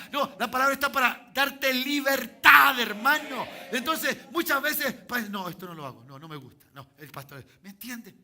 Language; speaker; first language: Spanish; native; Spanish